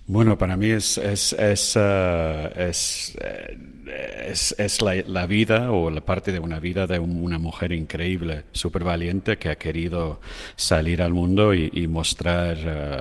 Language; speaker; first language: Spanish; non-native, fluent; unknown